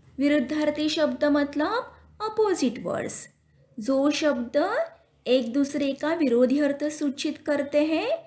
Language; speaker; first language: Hindi; non-native, local second language; Marathi